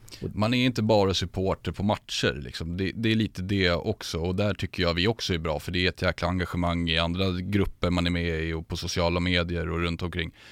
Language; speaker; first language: Swedish; native; Swedish